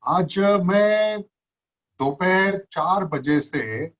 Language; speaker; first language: Hindi; non-native, local second language; Marathi